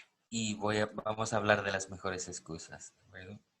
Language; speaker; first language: Spanish; native; Spanish